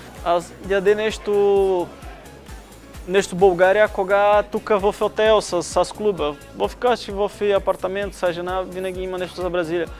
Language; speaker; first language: Bulgarian; non-native, learner; Portuguese